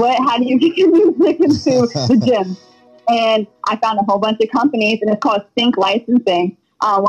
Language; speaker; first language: English; native; English